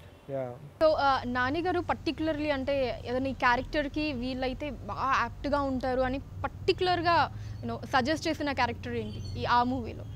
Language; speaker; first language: Telugu; native; Telugu